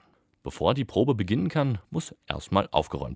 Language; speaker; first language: German; native; German